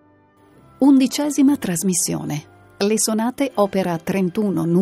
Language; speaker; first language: Italian; native; Italian